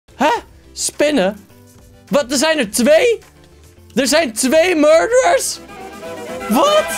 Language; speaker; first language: Dutch; native; Dutch